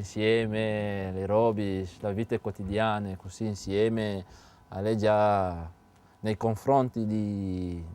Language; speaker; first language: Italian; non-native, learner; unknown